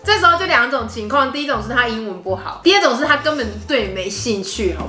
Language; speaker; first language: Chinese; native; Chinese